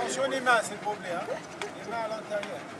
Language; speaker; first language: French; non-native, learner; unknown